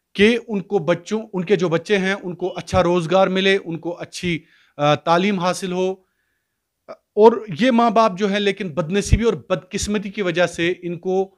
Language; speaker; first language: Hindi; non-native, local second language; Kashmiri